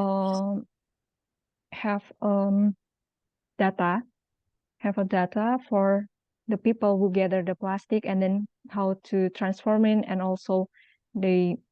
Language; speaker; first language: English; non-native, local second language; Indonesian